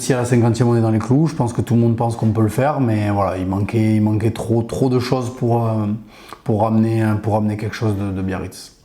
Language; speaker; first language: French; native; French